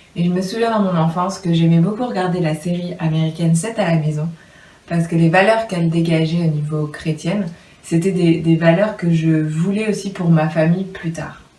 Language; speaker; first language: French; native; French